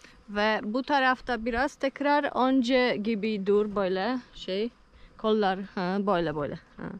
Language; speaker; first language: Turkish; non-native, learner; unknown